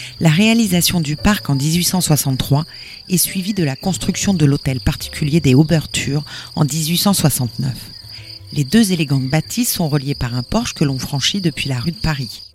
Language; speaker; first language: French; native; French